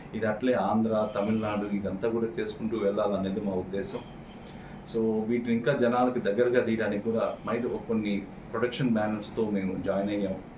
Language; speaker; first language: Telugu; native; Telugu